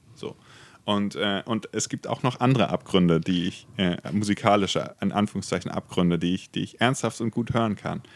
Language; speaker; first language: German; native; German